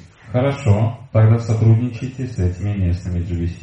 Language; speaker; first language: Russian; native; Russian